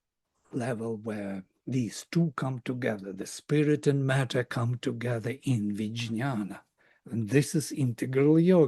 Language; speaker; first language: English; non-native, fluent; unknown